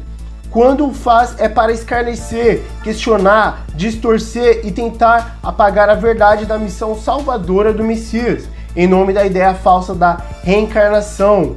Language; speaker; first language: Portuguese; native; Portuguese